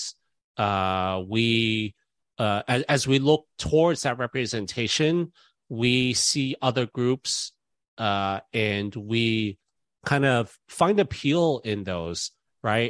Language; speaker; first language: English; native; English